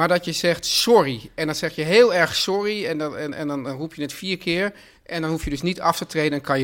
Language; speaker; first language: Dutch; native; Dutch